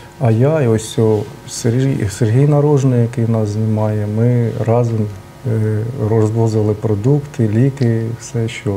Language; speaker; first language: Ukrainian; non-native, local second language; Russian